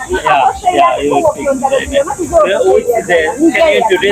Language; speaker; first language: English; non-native, learner; Hindi